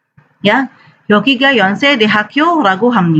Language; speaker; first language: Korean; non-native, fluent; Indonesian